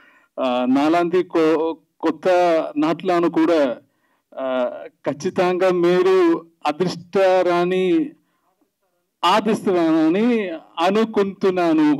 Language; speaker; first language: Telugu; non-native, learner; Malayalam